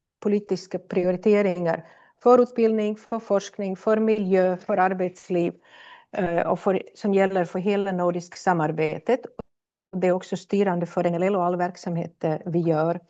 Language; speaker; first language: Swedish; non-native, fluent; Latvian